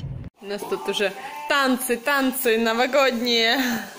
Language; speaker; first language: Russian; native; Russian